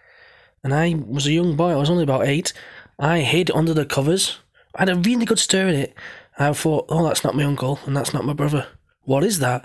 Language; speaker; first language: English; native; English